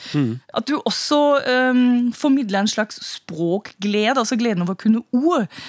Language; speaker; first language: Norwegian; non-native, fluent; German